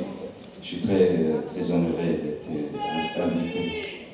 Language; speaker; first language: French; non-native, learner; English